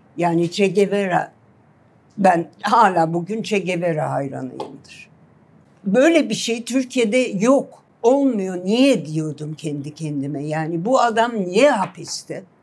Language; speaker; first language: Turkish; native; Turkish